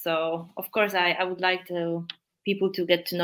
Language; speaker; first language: English; non-native, fluent; Polish